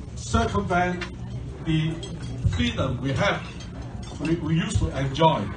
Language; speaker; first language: English; non-native, local second language; Cantonese